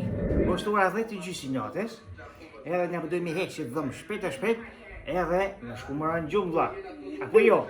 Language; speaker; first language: Albanian; native; Albanian